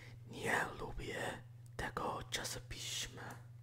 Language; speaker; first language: Polish; non-native, learner; English